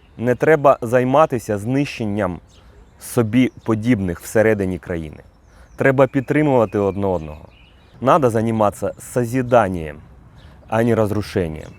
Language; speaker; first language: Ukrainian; native; Ukrainian